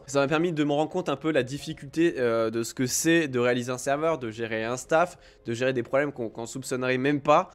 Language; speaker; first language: French; native; French